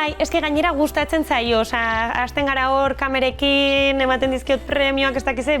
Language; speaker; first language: Basque; non-native, local second language; Spanish